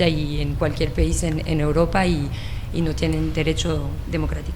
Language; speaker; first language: Spanish; non-native, fluent; French